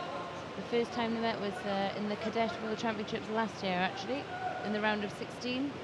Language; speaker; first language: English; native; English